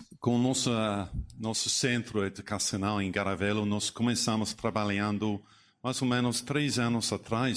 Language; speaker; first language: Portuguese; non-native, learner; English